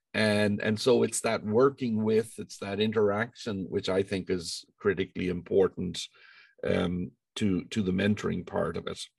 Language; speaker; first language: English; native; English